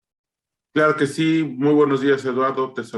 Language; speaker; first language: Spanish; native; Spanish